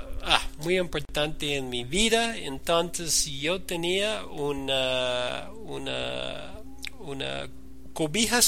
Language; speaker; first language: Spanish; non-native, learner; English